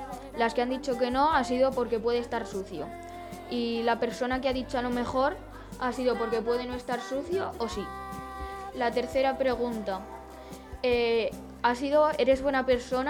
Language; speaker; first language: Spanish; native; Spanish